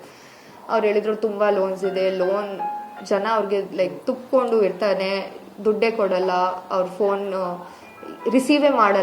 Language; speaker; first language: Kannada; non-native, local second language; Kodava